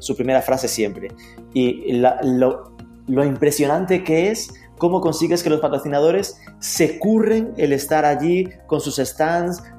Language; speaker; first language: Spanish; native; Spanish